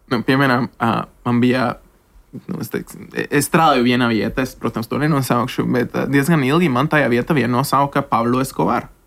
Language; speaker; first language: Latvian; non-native, fluent; Spanish